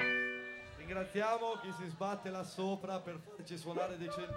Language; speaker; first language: Italian; native; Italian